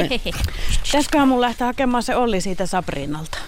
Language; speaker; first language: Finnish; native; Finnish